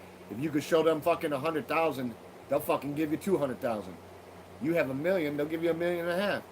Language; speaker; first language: English; native; English